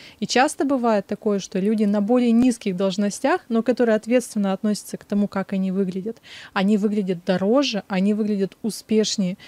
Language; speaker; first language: Russian; native; Russian